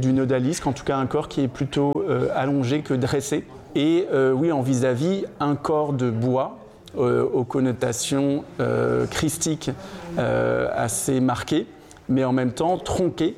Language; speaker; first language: French; native; French